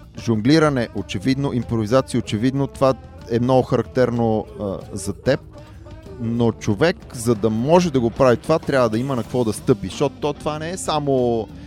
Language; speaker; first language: Bulgarian; native; Bulgarian